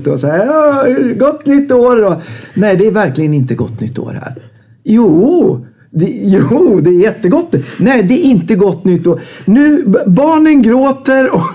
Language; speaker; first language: Swedish; native; Swedish